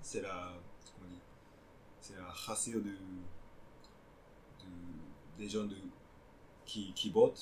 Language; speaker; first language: French; non-native, learner; Japanese